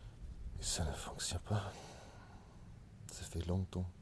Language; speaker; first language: French; non-native, learner; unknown